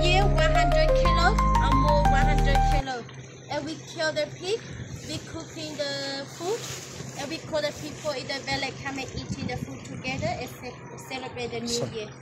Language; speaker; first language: English; non-native, learner; Hmong